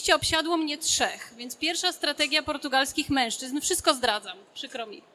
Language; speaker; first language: Polish; native; Polish